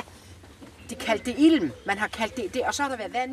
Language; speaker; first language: German; non-native, learner; Danish